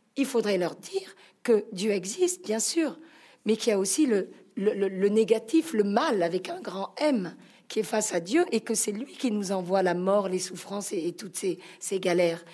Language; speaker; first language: French; native; French